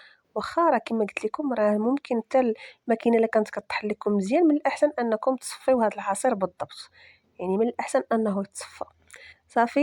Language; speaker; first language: Arabic; native; Arabic